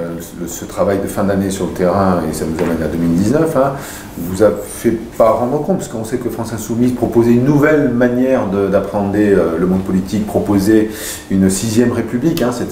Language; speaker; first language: French; native; French